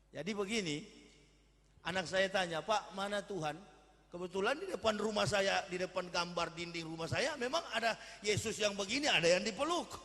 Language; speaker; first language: Indonesian; native; Indonesian